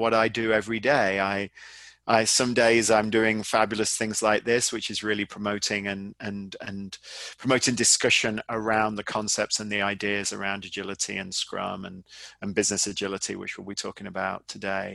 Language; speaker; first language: English; native; English